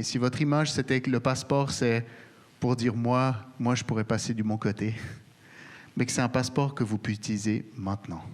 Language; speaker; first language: French; native; French